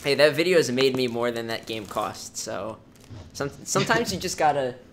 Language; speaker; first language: English; native; English